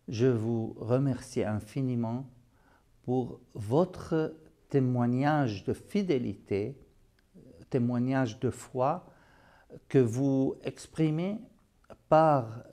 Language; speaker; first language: French; non-native, local second language; Arabic